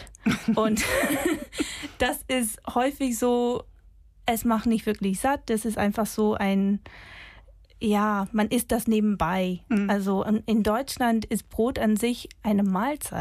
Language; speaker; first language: German; non-native, fluent; English